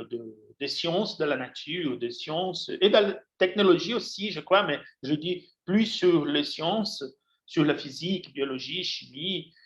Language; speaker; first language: French; non-native, fluent; Portuguese